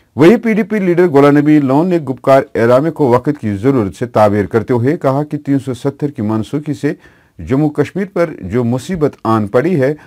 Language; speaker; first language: Urdu; non-native, local second language; Kashmiri